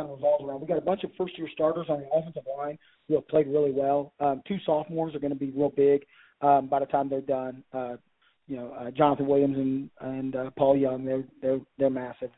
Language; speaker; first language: English; native; English